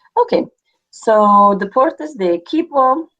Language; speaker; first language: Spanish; non-native, fluent; English